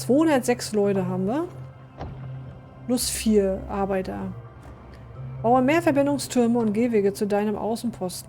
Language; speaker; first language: German; native; German